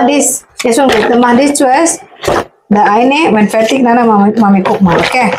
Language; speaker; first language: German; non-native, learner; Indonesian